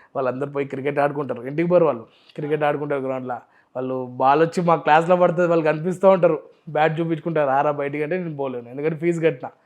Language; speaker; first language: Telugu; non-native, local second language; Urdu